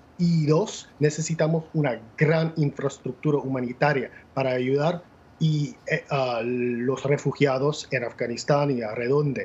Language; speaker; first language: Spanish; non-native, fluent; English